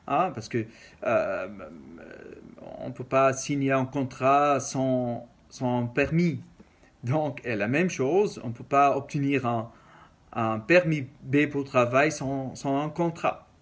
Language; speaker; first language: French; non-native, learner; Arabic